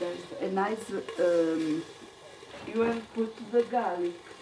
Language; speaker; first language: English; non-native, learner; Italian